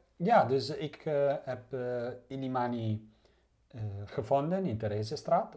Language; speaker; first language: Dutch; non-native, learner; Italian